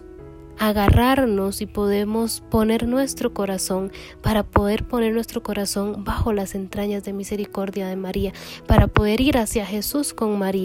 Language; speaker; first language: Spanish; native; Spanish